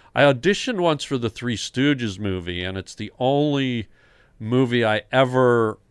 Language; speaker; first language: English; native; English